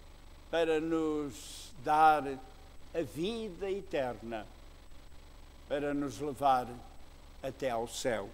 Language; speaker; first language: Portuguese; native; Portuguese